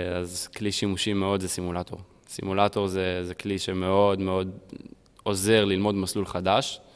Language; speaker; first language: Hebrew; early bilingual, heritage; Hebrew